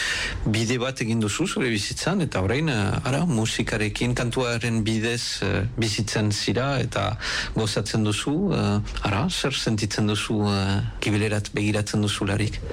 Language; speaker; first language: Basque; native; Basque